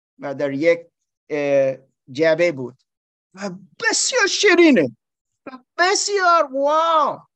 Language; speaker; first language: Persian; non-native, learner; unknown